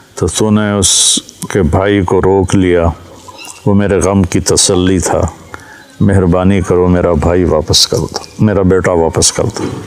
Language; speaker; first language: Urdu; non-native, local second language; Punjabi